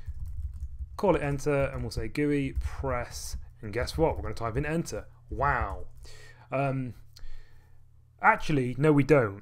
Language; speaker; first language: English; native; English